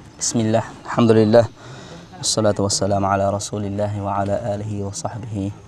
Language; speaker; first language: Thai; non-native, local second language; Malay